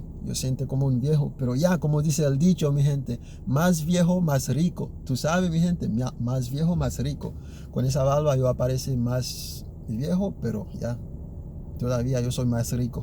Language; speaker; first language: Spanish; early bilingual, other home language; Haitian Creole